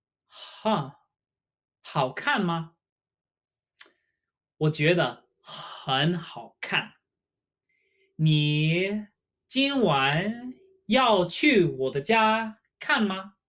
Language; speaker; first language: Chinese; non-native, fluent; English